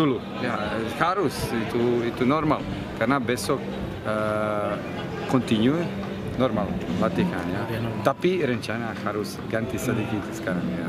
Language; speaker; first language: Indonesian; non-native, learner; Serbian